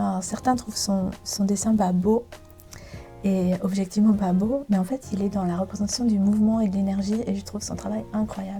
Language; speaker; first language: French; native; French